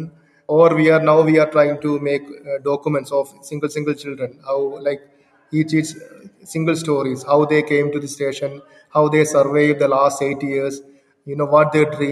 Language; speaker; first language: English; non-native, local second language; Malayalam